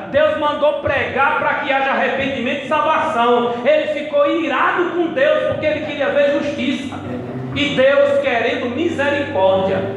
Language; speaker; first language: Portuguese; native; Portuguese